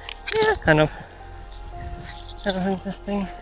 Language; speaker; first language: English; non-native, fluent; German